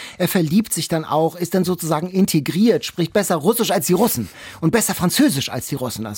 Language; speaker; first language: German; native; German